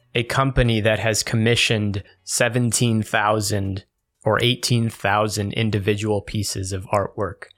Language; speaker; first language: English; native; English